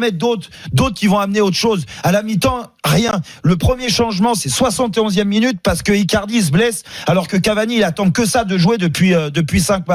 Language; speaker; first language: French; native; French